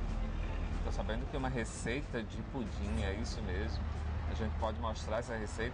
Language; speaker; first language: Portuguese; native; Portuguese